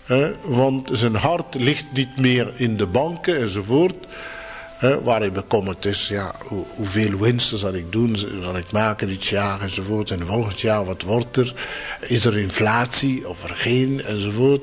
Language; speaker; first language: Dutch; non-native, fluent; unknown